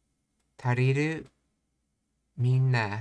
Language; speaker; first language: Japanese; non-native, learner; English